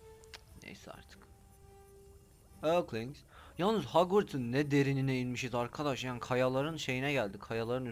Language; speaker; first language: Turkish; native; Turkish